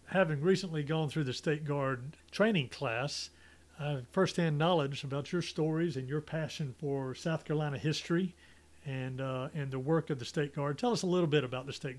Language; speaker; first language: English; native; English